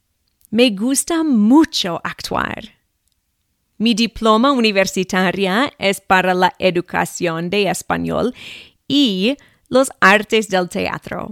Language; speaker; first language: Spanish; non-native, fluent; English